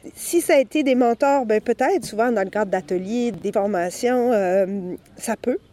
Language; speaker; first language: French; native; French